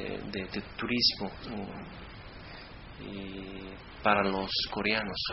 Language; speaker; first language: Spanish; non-native, fluent; Korean